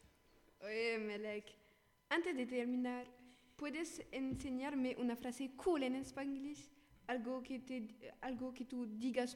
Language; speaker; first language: Spanish; non-native, learner; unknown